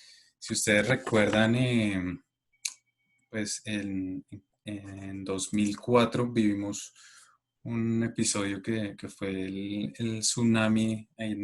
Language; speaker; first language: Spanish; native; Spanish